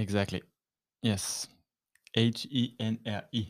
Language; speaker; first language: English; non-native, learner; French